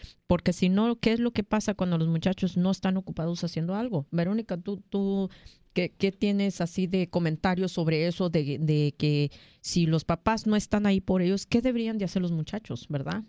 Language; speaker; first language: Spanish; early bilingual, heritage; Spanish